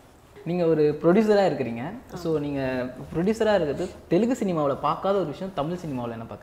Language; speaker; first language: Tamil; native; Tamil